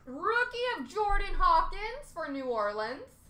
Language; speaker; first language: English; native; English